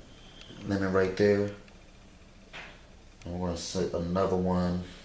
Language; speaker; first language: English; native; English